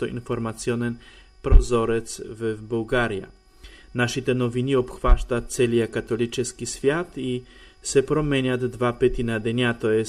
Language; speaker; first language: Bulgarian; non-native, fluent; Polish